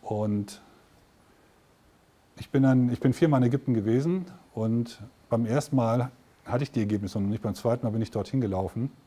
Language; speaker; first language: German; native; German